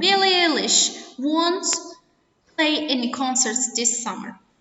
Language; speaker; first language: English; non-native, fluent; Turkish